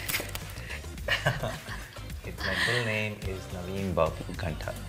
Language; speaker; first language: English; non-native, local second language; Telugu